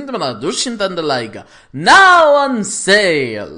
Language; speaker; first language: English; native; English